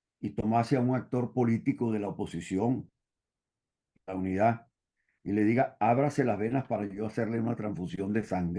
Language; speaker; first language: Spanish; native; Spanish